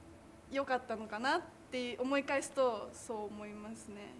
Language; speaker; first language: Japanese; native; Japanese